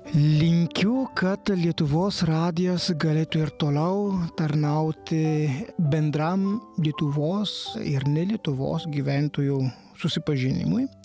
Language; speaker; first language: Lithuanian; non-native, fluent; Italian